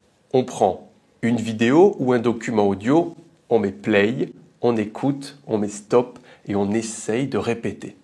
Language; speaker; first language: French; native; French